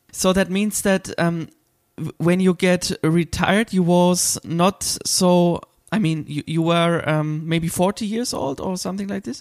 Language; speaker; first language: English; non-native, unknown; German